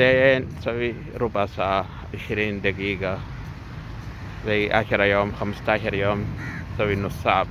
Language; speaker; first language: Arabic; non-native, learner; Urdu